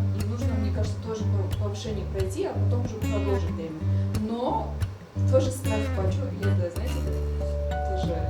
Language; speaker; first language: Russian; non-native, local second language; Uyghur